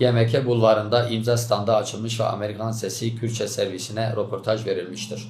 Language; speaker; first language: Turkish; native; Turkish